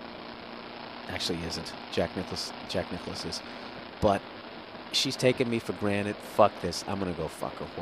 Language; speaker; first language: English; native; English